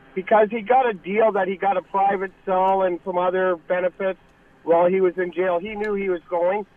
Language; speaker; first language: English; native; English